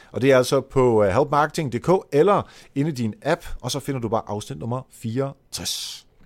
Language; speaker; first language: Danish; native; Danish